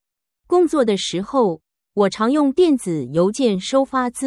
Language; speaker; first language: Chinese; non-native, learner; Vietnamese